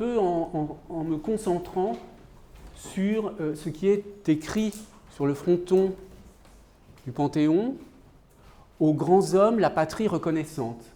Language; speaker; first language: French; native; French